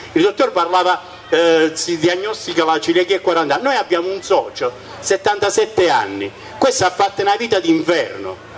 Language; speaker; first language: Italian; native; Italian